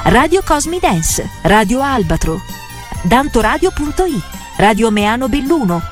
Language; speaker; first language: Italian; native; Italian